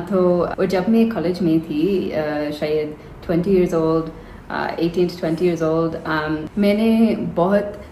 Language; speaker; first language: Hindi; non-native, learner; English